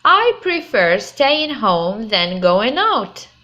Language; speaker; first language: English; non-native, fluent; Arabic